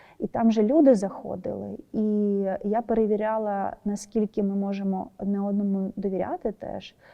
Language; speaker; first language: Ukrainian; non-native, local second language; Russian